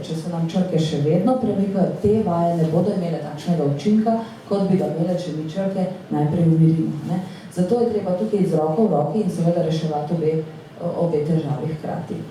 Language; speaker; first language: Slovenian; native; Slovenian